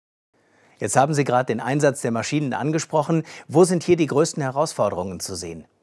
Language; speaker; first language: German; native; German